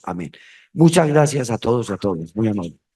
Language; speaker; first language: Spanish; native; Spanish